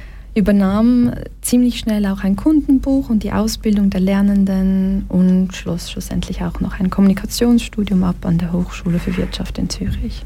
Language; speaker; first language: German; early bilingual, other home language; Portuguese